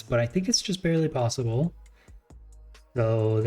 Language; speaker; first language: English; native; English